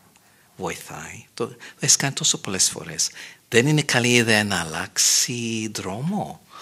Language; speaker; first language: Greek; non-native, fluent; English